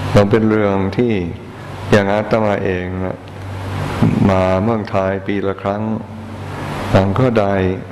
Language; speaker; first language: Thai; non-native, fluent; English